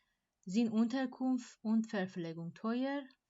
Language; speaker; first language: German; non-native, fluent; Persian